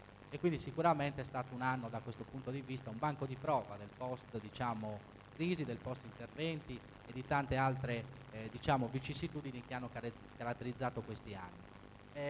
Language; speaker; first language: Italian; native; Italian